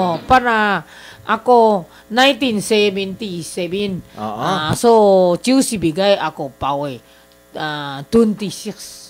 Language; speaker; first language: Filipino; non-native, learner; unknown